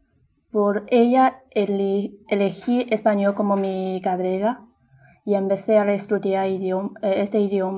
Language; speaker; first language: Spanish; non-native, fluent; Chinese